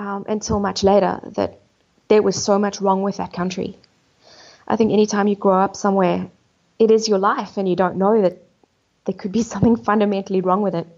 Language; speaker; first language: English; native; English